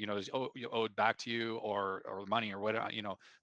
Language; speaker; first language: English; native; English